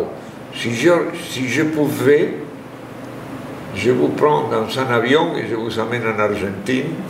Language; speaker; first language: French; non-native, fluent; Spanish